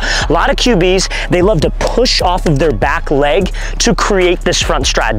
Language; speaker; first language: English; native; English